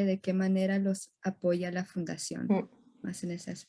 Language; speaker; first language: Spanish; early bilingual, heritage; Spanish